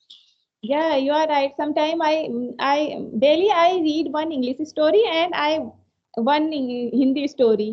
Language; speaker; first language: English; non-native, learner; Hindi